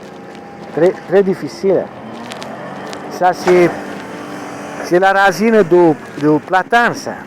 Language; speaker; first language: French; non-native, learner; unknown